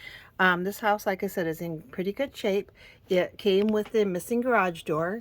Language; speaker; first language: English; native; English